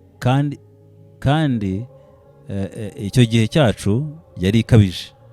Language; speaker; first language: Kinyarwanda; early bilingual, heritage; Kinyarwanda